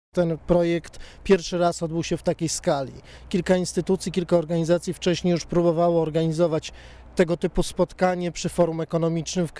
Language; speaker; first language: Polish; native; Polish